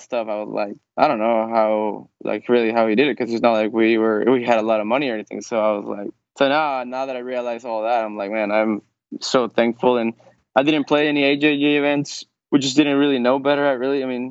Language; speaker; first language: English; non-native, fluent; Spanish